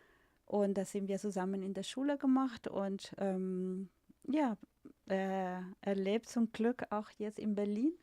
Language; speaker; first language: German; non-native, fluent; Spanish